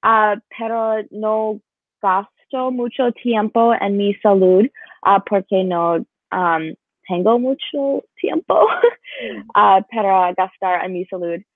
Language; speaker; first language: Spanish; non-native, learner; English